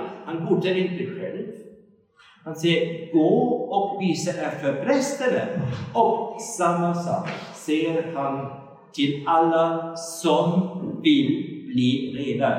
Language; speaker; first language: Swedish; non-native, fluent; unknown